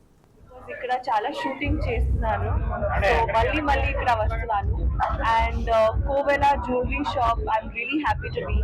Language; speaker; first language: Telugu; non-native, learner; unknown